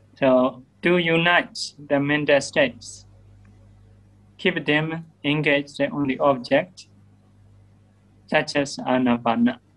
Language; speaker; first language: English; non-native, learner; Burmese